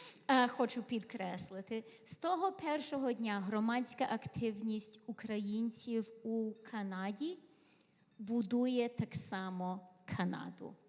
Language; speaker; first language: Ukrainian; early bilingual, heritage; Ukrainian